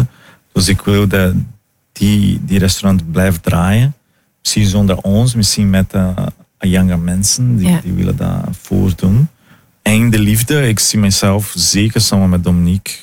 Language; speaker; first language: Dutch; non-native, learner; Portuguese